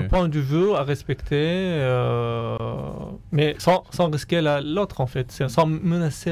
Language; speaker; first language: French; non-native, fluent; Arabic